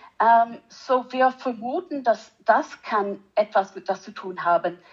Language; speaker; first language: German; non-native, learner; English